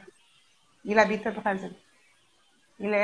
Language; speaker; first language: French; non-native, learner; Portuguese